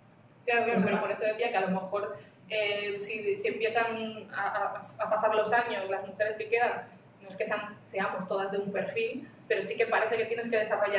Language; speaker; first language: Spanish; native; Spanish